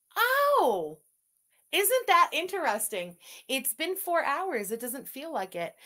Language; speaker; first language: English; early bilingual, other home language; French